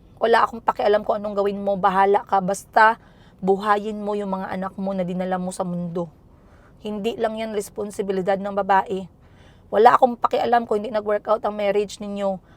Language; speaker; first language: Filipino; non-native, local second language; Cebuano